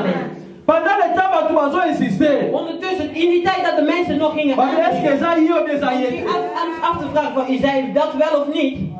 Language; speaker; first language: Dutch; early bilingual, other home language; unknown